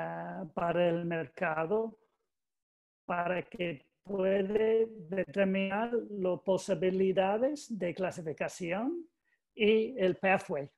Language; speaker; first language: Spanish; non-native, learner; English